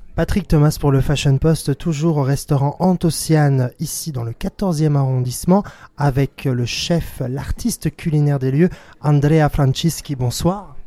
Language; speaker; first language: French; native; French